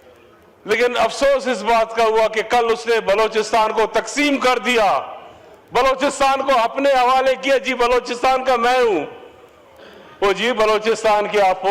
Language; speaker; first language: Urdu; non-native, local second language; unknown